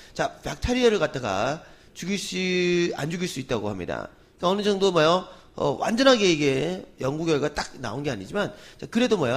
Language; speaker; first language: Korean; native; Korean